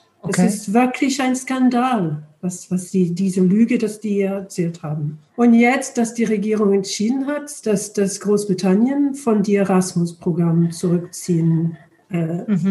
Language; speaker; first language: German; non-native, learner; English